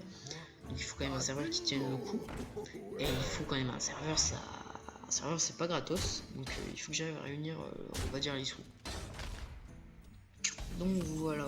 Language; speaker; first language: French; native; French